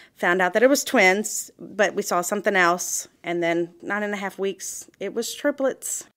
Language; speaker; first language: English; native; English